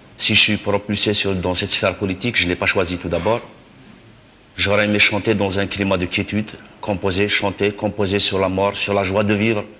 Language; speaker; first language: French; non-native, local second language; Kabyle